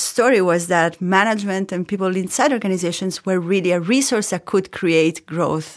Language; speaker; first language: English; non-native, fluent; Italian